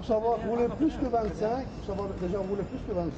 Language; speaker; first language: French; native; French